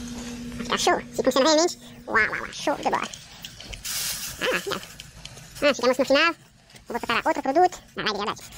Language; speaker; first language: Portuguese; non-native, fluent; French